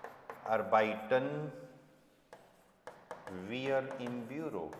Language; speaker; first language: German; non-native, fluent; Hindi